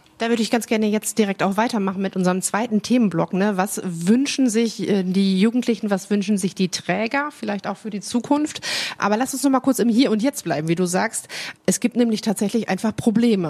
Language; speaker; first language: German; native; German